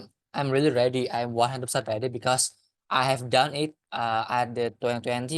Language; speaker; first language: English; non-native, learner; Indonesian